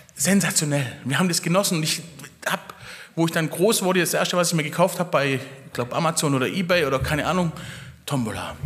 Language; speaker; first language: German; early bilingual, other home language; Italian